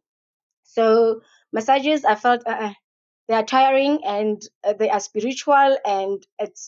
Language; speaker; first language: English; non-native, local second language; Tswana